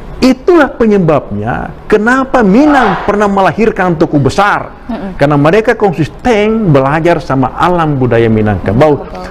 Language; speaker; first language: Indonesian; native; Indonesian